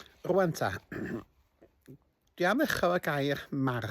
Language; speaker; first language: Welsh; native; Welsh